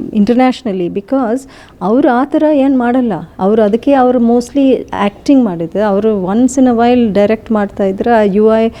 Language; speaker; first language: Kannada; non-native, fluent; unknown